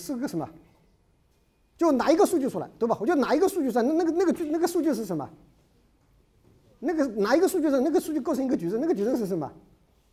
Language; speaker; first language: Chinese; native; Chinese